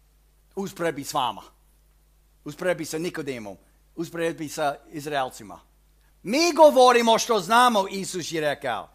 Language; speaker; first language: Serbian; early bilingual, heritage; Serbian